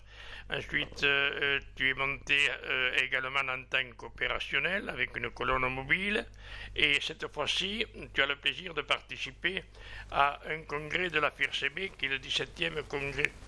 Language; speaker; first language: French; native; French